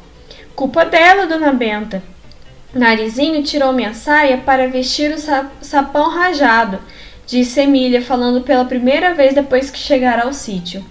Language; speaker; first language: Portuguese; native; Portuguese